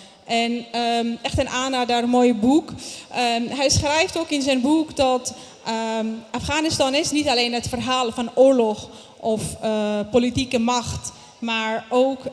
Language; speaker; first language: Dutch; non-native, fluent; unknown